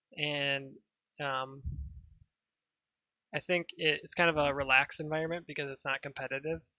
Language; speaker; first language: English; native; English